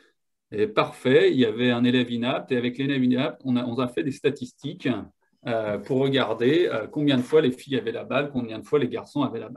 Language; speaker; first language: French; native; French